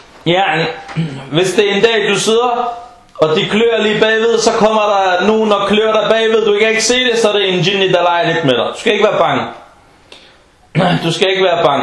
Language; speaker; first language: Danish; non-native, fluent; Arabic